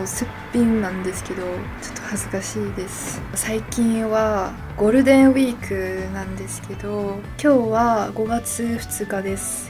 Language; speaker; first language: Japanese; non-native, learner; French